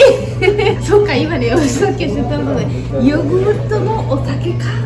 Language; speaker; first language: Japanese; non-native, fluent; Italian